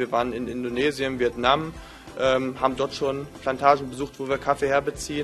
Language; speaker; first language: German; native; German